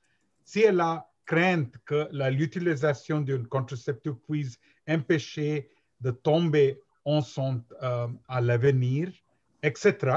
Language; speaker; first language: French; non-native, learner; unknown